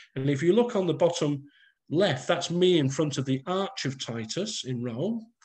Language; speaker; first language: English; native; English